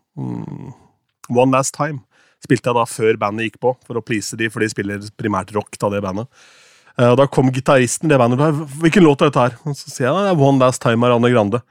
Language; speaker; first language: Norwegian; native; Norwegian